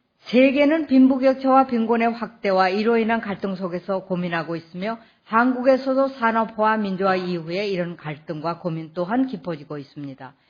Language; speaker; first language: Korean; native; Korean